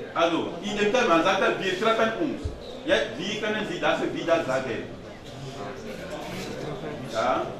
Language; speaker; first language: German; non-native, learner; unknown